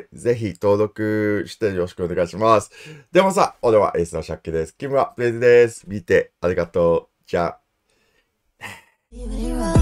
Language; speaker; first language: Japanese; non-native, learner; English